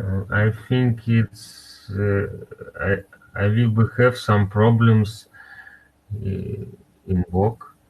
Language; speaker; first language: English; non-native, learner; Russian